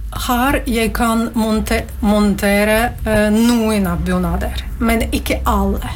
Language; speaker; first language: Norwegian; non-native, learner; Latvian